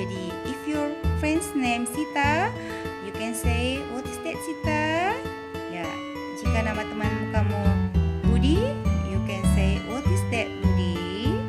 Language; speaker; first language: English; non-native, learner; Indonesian